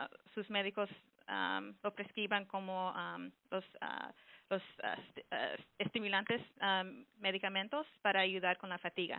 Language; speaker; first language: Spanish; early bilingual, heritage; Spanish